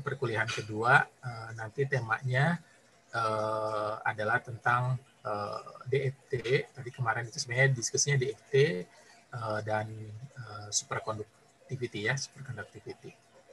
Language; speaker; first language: Indonesian; native; Indonesian